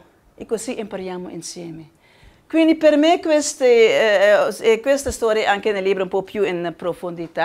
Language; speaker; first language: Italian; non-native, learner; Spanish